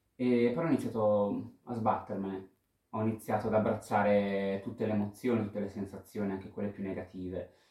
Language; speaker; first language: Italian; native; Italian